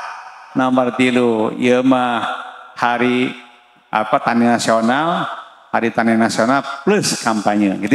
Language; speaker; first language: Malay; non-native, local second language; Sundanese